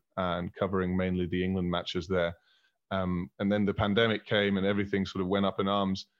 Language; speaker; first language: English; early bilingual, heritage; German